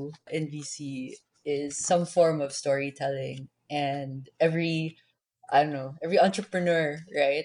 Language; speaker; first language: English; non-native, local second language; Filipino